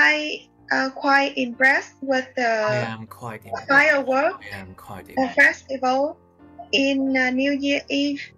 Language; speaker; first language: English; non-native, learner; Vietnamese